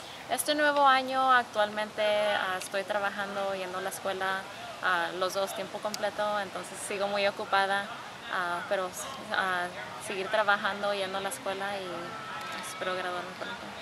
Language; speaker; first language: Spanish; early bilingual, heritage; Spanish